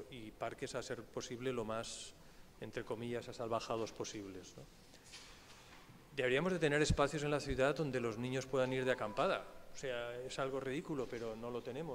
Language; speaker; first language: Spanish; native; Spanish